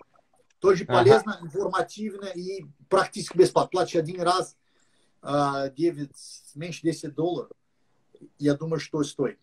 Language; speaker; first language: Russian; non-native, learner; English